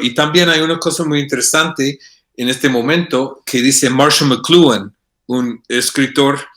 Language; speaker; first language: Spanish; non-native, fluent; English